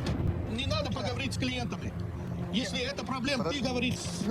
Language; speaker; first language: Russian; non-native, learner; English